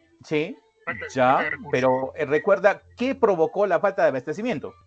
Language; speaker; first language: Spanish; native; Spanish